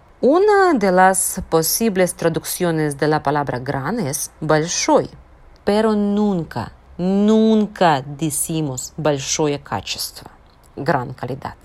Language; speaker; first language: Spanish; non-native, fluent; Russian